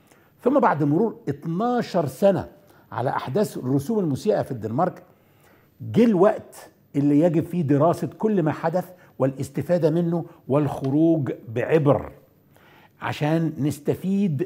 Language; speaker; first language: Arabic; native; Arabic